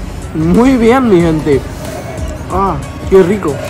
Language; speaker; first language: Spanish; non-native, learner; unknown